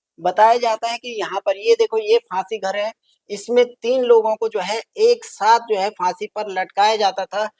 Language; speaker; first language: Hindi; native; Hindi